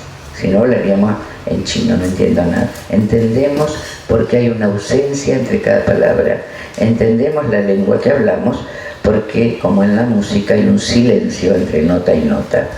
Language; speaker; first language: Spanish; native; Spanish